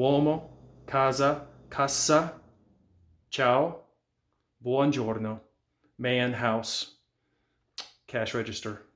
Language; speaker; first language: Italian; non-native, fluent; English